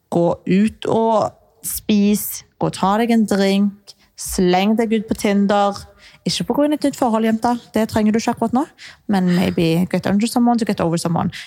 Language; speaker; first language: Norwegian; early bilingual, other home language; Arabic